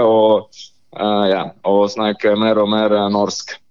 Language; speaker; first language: Norwegian; non-native, learner; Lithuanian